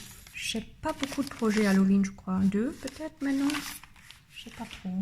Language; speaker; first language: French; non-native, learner; German